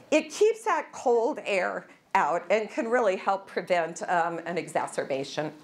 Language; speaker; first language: English; native; English